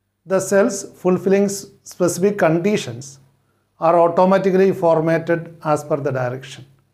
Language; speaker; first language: English; non-native, local second language; Malayalam